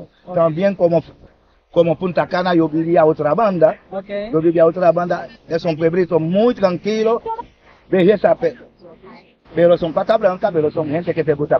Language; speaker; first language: Spanish; non-native, learner; Haitian Creole